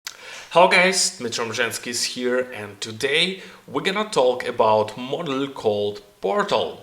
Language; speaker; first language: English; non-native, fluent; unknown